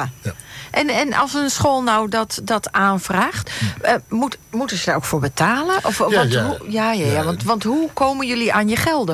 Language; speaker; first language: Dutch; native; Dutch